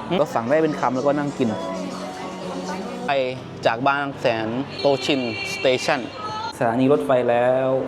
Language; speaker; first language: Thai; native; Thai